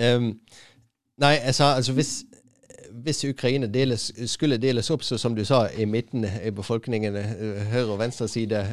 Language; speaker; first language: Norwegian; non-native, fluent; German